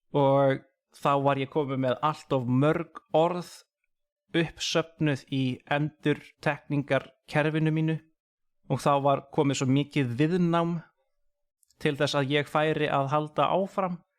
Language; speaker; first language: Icelandic; non-native, fluent; English